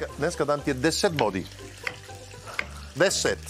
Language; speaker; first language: Czech; non-native, learner; Italian